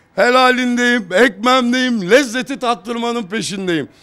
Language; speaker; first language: Turkish; native; Turkish